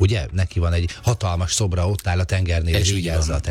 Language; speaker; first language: Hungarian; native; Hungarian